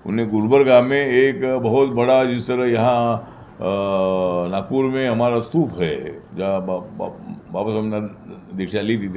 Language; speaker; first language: Hindi; non-native, local second language; Marathi